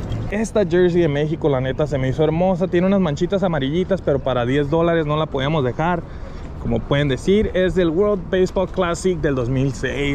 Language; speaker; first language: Spanish; native; Spanish